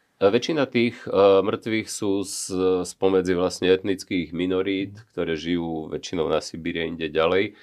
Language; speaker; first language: Slovak; native; Slovak